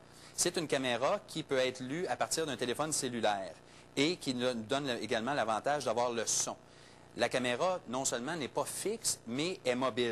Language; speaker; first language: French; native; French